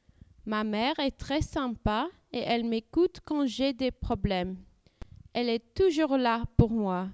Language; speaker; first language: French; non-native, learner; English